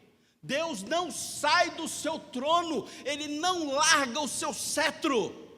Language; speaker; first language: Portuguese; native; Portuguese